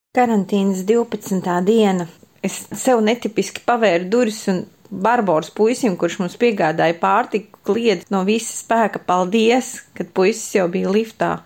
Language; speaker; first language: Latvian; native; Latvian